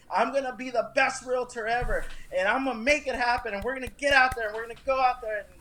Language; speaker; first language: English; early bilingual, other home language; Spanish